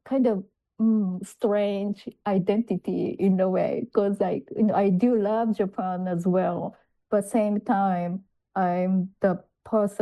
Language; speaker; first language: English; non-native, fluent; Japanese